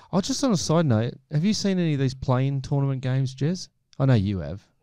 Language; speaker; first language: English; native; English